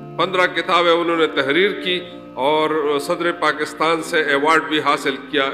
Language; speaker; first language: Urdu; non-native, local second language; Pashto